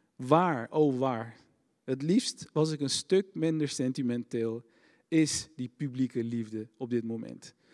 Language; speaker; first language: Dutch; native; Dutch